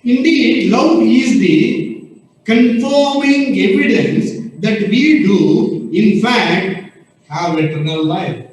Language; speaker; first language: English; non-native, local second language; Kannada